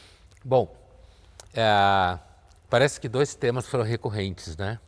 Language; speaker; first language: Portuguese; native; Portuguese